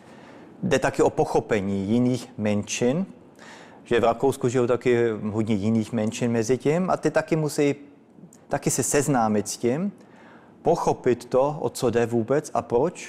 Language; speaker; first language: Czech; early bilingual, heritage; Czech